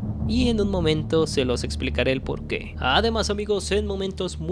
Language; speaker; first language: Spanish; native; Spanish